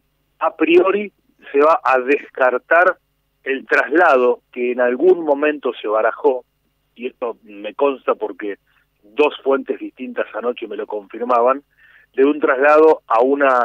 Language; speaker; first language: Spanish; native; Spanish